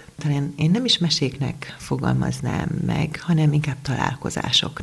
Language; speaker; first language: Hungarian; native; Hungarian